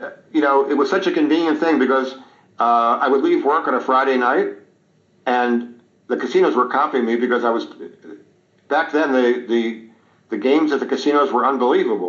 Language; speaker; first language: English; native; English